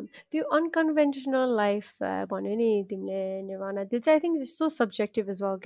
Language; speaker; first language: English; early bilingual, other home language; Nepali